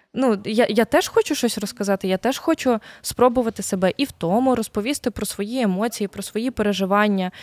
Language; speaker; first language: Ukrainian; native; Ukrainian